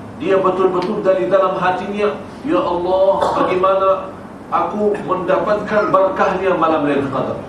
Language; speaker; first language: Malay; non-native, fluent; Arabic